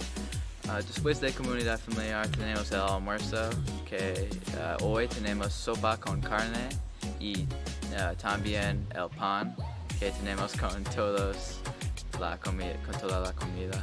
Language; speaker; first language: Spanish; non-native, learner; English